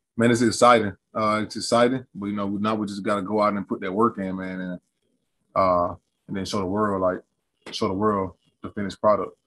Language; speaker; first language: English; native; English